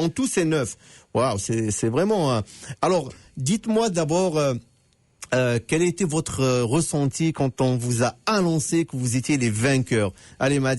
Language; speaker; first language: French; native; French